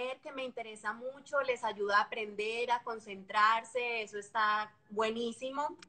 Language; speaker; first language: Spanish; native; Spanish